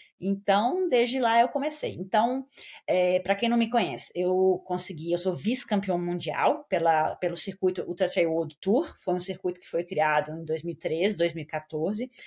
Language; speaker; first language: Portuguese; native; Portuguese